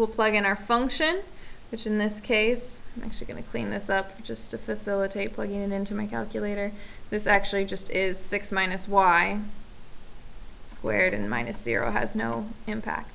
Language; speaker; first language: English; native; English